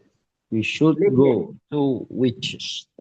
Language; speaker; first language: English; non-native, learner; Indonesian